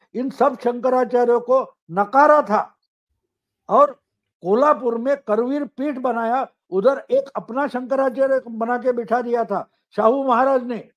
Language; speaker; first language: Hindi; non-native, local second language; Marathi